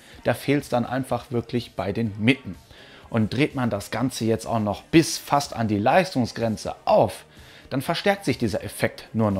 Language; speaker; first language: German; native; German